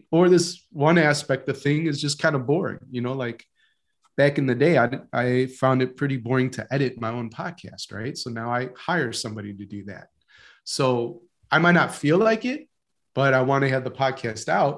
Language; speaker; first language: English; native; English